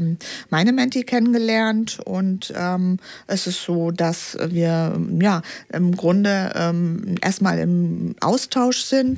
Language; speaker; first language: German; native; German